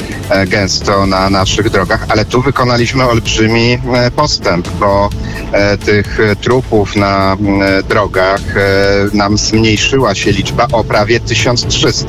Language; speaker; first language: Polish; native; Polish